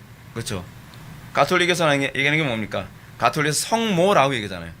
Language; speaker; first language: Korean; native; Korean